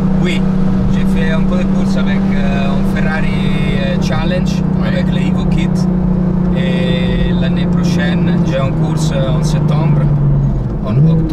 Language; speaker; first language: French; non-native, learner; Italian